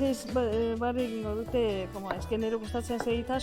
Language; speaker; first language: Basque; non-native, learner; Turkish